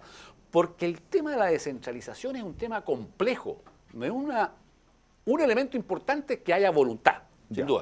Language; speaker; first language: Spanish; native; Spanish